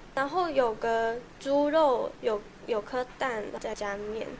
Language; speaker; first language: Chinese; non-native, local second language; Cantonese